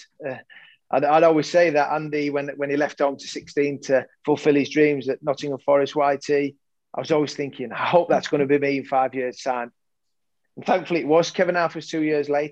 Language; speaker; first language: English; native; English